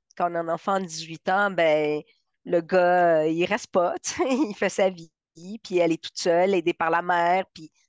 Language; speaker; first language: French; non-native, fluent; Spanish